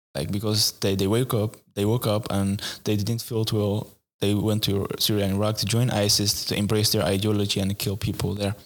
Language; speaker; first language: English; non-native, fluent; Arabic